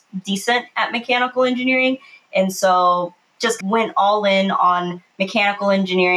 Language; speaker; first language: English; native; English